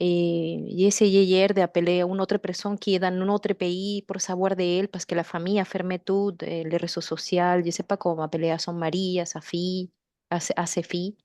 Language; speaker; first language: French; non-native, learner; Spanish